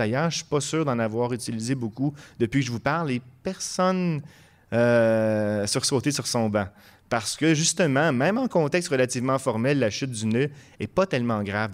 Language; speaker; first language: French; native; French